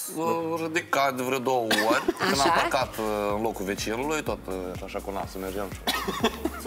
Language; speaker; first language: Romanian; native; Romanian